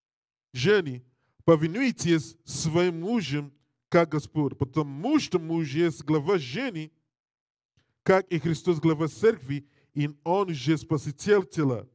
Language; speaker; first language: Russian; non-native, learner; English